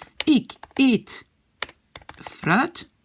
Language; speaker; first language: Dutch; non-native, fluent; French